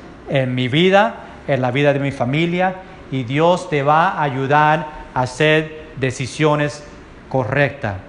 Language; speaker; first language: Spanish; early bilingual, heritage; Spanish